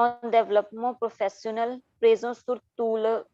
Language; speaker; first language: French; non-native, learner; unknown